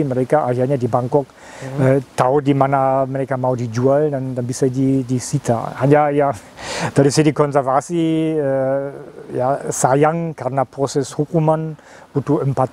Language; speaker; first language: Indonesian; non-native, fluent; German